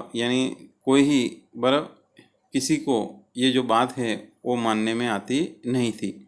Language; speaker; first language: Hindi; non-native, local second language; Gujarati